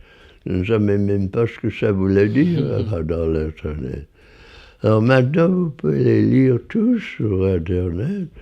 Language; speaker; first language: French; non-native, fluent; English